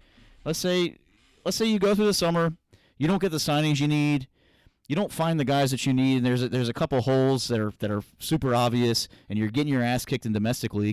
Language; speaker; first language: English; native; English